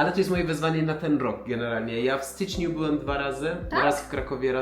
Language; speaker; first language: Polish; non-native, fluent; Persian